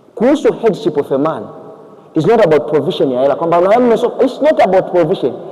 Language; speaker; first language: English; non-native, local second language; Swahili